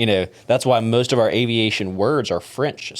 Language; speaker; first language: English; native; English